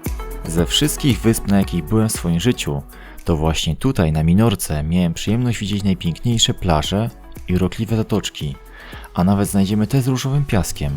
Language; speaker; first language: Polish; native; Polish